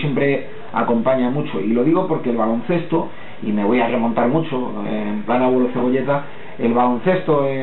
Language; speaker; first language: Spanish; native; Spanish